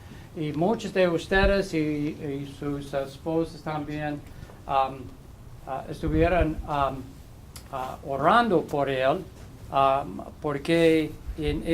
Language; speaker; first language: Spanish; non-native, fluent; English